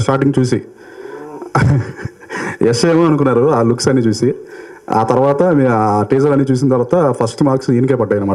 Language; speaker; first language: Telugu; native; Telugu